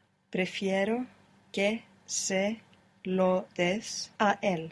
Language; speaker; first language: Spanish; non-native, learner; English